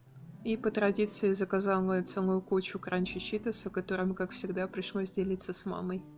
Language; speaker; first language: Russian; native; Russian